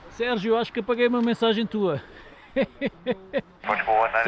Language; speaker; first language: Portuguese; native; Portuguese